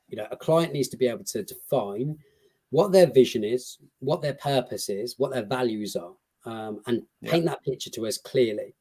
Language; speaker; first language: English; native; English